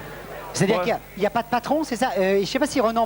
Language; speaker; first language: French; native; French